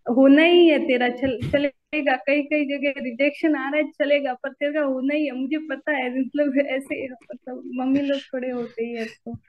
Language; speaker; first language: Hindi; native; Hindi